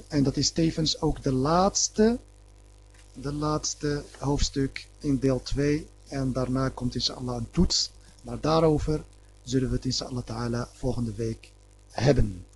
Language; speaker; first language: Dutch; early bilingual, other home language; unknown